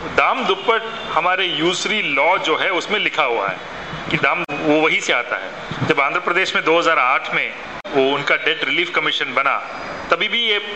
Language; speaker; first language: Hindi; non-native, local second language; Malayalam